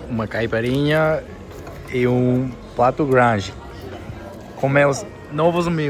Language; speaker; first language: Portuguese; non-native, learner; English